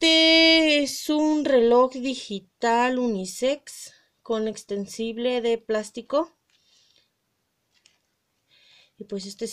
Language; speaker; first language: Spanish; native; Spanish